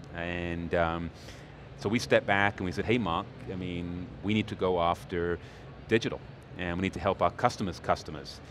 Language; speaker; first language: English; native; English